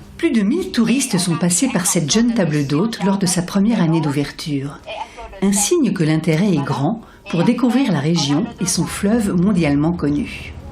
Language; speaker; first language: French; native; French